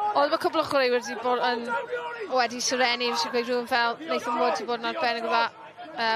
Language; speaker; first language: Welsh; native; Welsh